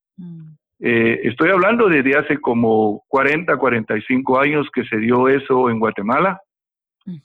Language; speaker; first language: Spanish; native; Spanish